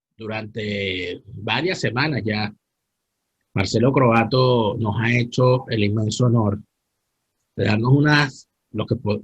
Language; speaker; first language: Spanish; native; Spanish